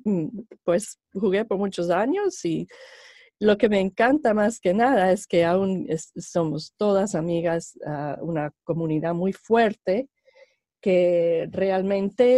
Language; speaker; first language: Spanish; non-native, fluent; English